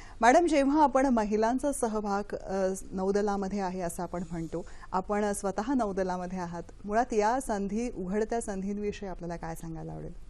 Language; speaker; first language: Marathi; native; Marathi